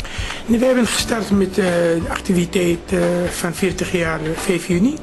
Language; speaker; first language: Dutch; non-native, fluent; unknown